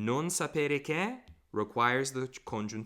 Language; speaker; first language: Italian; non-native, fluent; English